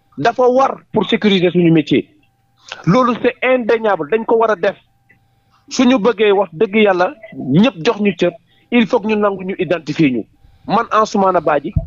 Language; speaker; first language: Wolof; non-native, local second language; Jola-Fonyi